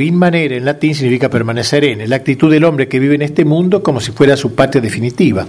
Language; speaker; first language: Spanish; native; Spanish